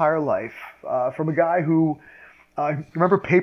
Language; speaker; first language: English; native; English